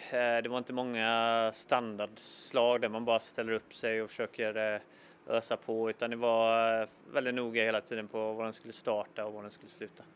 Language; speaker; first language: Swedish; native; Swedish